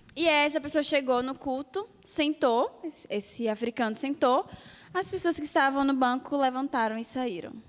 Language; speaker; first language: Portuguese; native; Portuguese